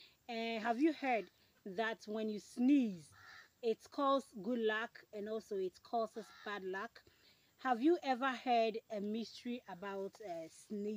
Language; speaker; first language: English; non-native, learner; Akan